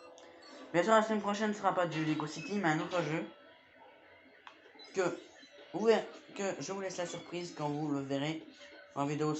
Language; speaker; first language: French; native; French